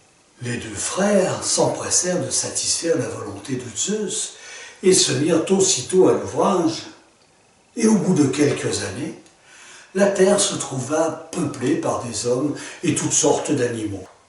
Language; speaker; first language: French; native; French